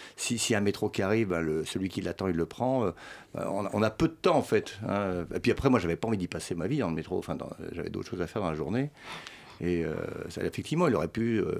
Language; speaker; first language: French; early bilingual, other home language; Swedish